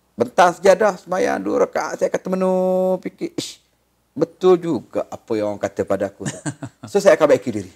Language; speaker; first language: Malay; native; Malay